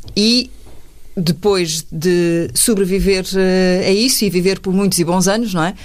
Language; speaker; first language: Portuguese; native; Portuguese